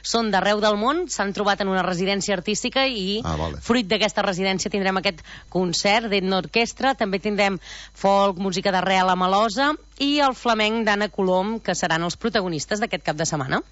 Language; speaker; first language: Catalan; native; Catalan